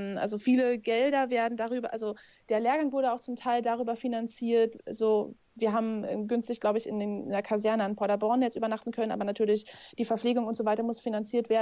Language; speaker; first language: German; native; German